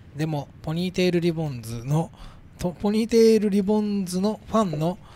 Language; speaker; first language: Japanese; native; Japanese